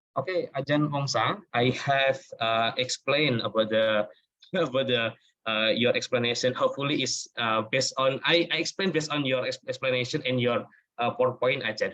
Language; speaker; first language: English; non-native, learner; Indonesian